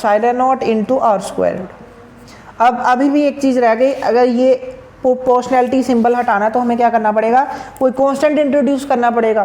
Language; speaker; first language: Hindi; non-native, local second language; Punjabi